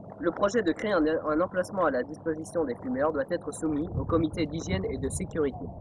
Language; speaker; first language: French; native; French